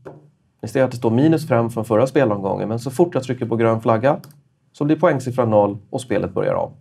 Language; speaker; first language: Swedish; native; Swedish